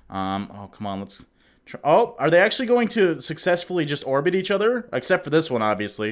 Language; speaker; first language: English; native; English